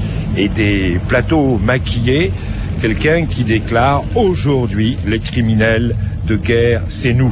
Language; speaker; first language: French; native; French